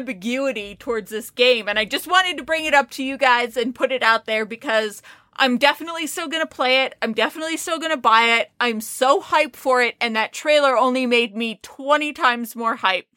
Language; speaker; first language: English; native; English